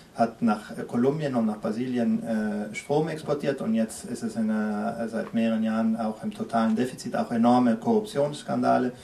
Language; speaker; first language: German; early bilingual, other home language; Spanish